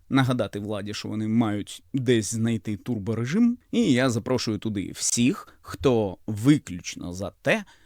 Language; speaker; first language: Ukrainian; non-native, local second language; Russian